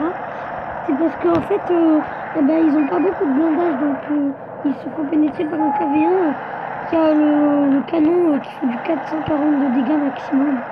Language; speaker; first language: French; native; French